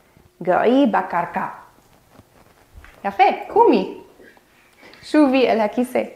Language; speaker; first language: Hebrew; non-native, fluent; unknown